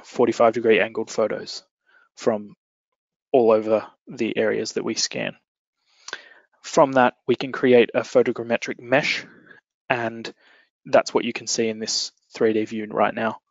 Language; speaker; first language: English; native; English